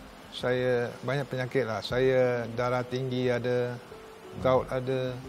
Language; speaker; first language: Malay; non-native, local second language; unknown